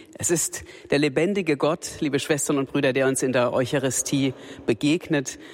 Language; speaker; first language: German; native; German